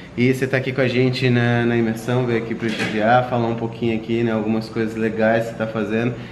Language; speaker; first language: Portuguese; native; Portuguese